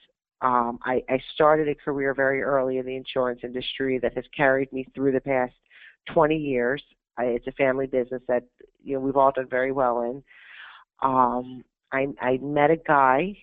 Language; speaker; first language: English; native; English